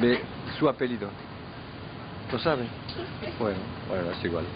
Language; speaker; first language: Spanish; non-native, learner; French